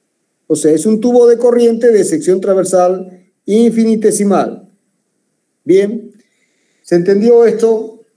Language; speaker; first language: Spanish; native; Spanish